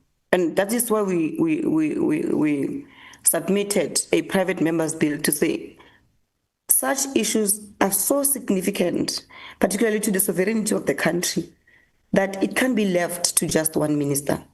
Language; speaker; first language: English; non-native, local second language; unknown